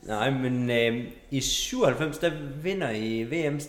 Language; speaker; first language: Danish; native; Danish